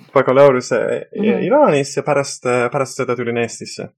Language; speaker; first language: Estonian; non-native, fluent; Persian